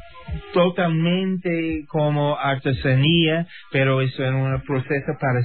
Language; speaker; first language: Spanish; non-native, learner; English